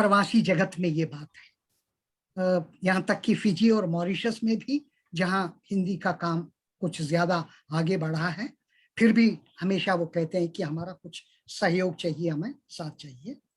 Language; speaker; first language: Hindi; native; Hindi